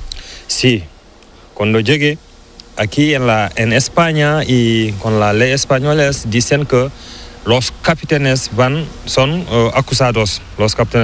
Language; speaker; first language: Spanish; non-native, learner; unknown